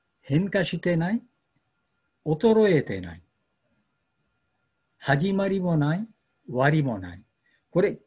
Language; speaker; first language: Japanese; non-native, learner; Bangla